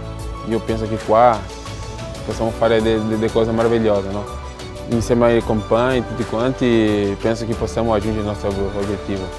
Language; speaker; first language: Italian; non-native, fluent; Portuguese